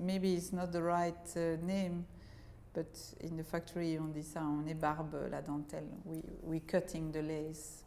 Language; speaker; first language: English; non-native, fluent; French